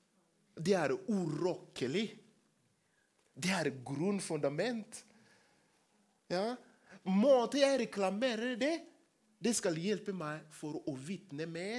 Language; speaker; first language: Norwegian; non-native, learner; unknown